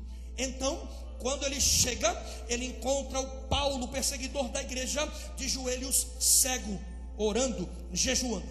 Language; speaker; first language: Portuguese; native; Portuguese